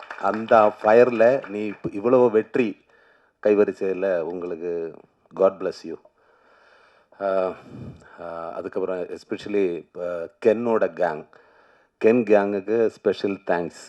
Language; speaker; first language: Tamil; non-native, learner; Malayalam